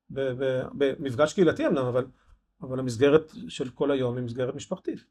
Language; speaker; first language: Hebrew; native; Hebrew